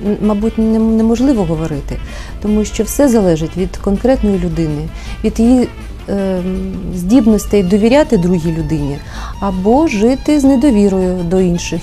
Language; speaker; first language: Ukrainian; non-native, local second language; Russian